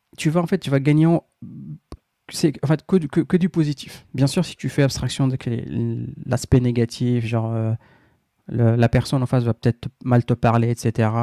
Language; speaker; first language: French; non-native, local second language; Arabic